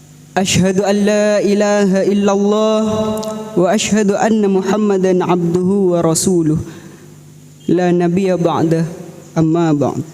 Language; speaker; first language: Arabic; non-native, fluent; Indonesian